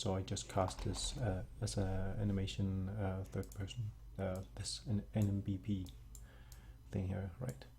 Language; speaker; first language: English; non-native, fluent; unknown